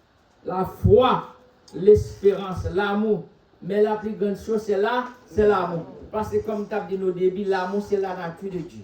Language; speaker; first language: French; non-native, local second language; Haitian Creole